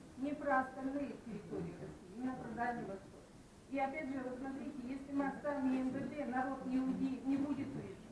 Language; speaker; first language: Russian; native; Russian